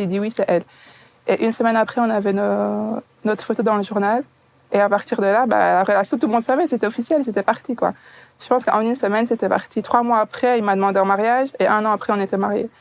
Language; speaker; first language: French; native; French